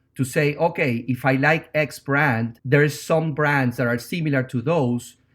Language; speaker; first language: English; non-native, fluent; Spanish